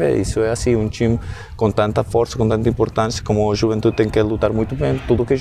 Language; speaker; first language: Portuguese; non-native, learner; Spanish